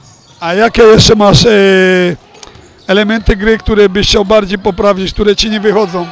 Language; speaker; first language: Polish; native; Polish